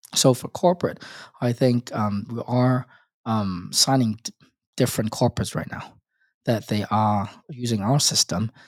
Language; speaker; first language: English; non-native, local second language; Cantonese